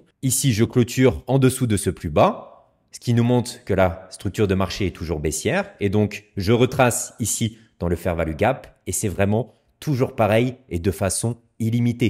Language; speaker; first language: French; native; French